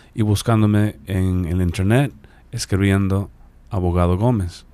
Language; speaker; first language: Spanish; non-native, fluent; English